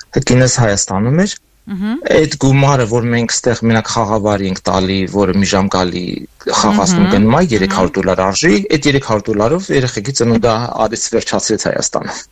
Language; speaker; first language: Armenian; native; Armenian